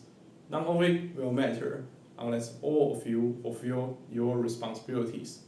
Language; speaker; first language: English; non-native, learner; Chinese